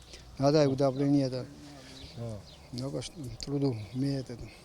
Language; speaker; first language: Russian; non-native, local second language; Mingrelian